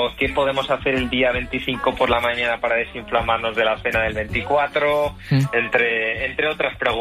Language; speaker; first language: Spanish; native; Spanish